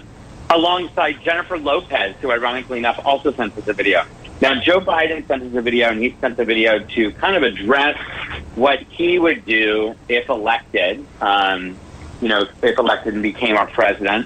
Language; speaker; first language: English; native; English